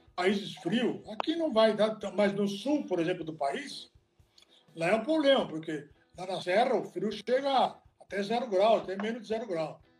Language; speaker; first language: Portuguese; non-native, fluent; Italian